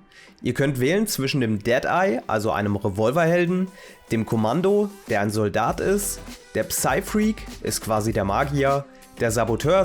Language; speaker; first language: German; native; German